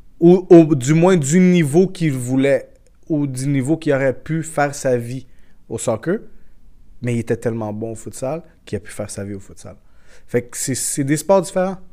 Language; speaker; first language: French; early bilingual, other home language; Portuguese